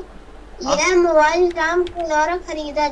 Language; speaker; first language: Hindi; native; Hindi